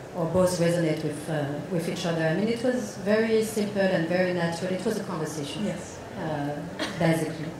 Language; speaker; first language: English; non-native, fluent; Arabic